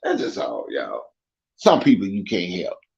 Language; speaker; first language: English; native; English